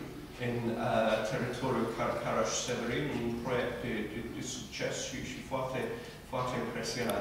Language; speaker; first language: Romanian; non-native, fluent; English